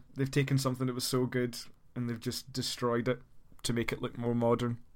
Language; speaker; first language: English; native; English